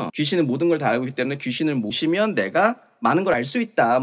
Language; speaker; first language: Korean; native; Korean